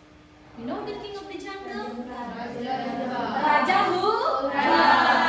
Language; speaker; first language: English; non-native, local second language; Indonesian